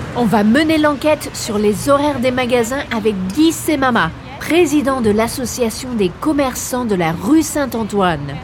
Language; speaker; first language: French; native; French